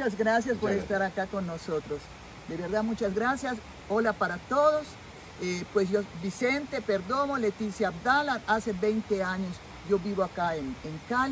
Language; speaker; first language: Spanish; native; Spanish